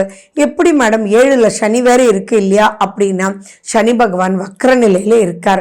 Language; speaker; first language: Tamil; native; Tamil